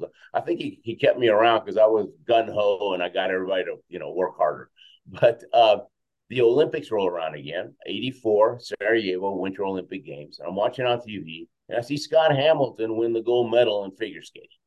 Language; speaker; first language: English; early bilingual, other home language; Spanish